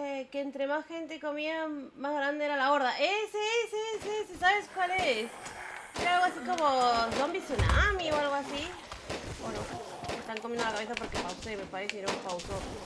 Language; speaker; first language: Spanish; native; Spanish